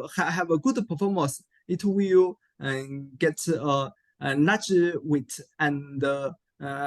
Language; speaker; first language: English; non-native, learner; Chinese